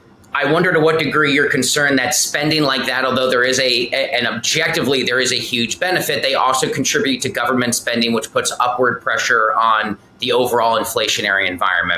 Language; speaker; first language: English; native; English